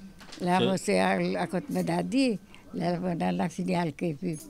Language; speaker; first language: French; non-native, learner; Morisyen